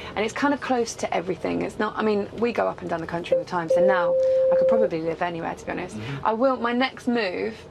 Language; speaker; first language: English; native; English